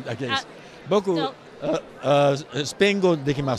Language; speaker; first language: Japanese; early bilingual, heritage; English